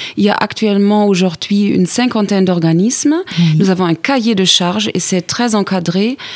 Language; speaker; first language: French; non-native, fluent; German